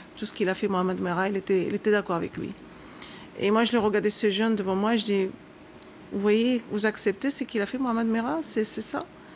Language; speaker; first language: French; non-native, local second language; Arabic